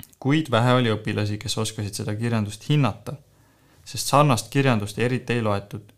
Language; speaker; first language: Estonian; native; Estonian